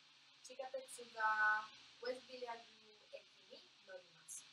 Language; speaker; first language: Japanese; non-native, learner; Spanish